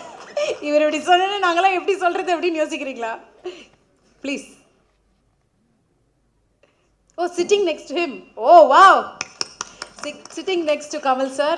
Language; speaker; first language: Tamil; native; Tamil